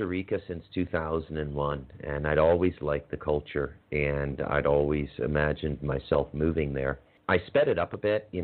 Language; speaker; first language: English; native; English